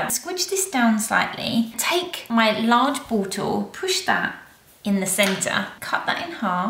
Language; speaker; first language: English; native; English